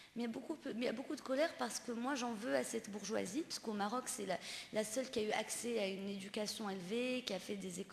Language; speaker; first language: French; non-native, local second language; Arabic